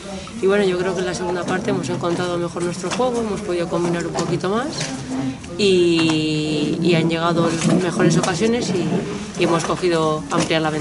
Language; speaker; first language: Spanish; native; Spanish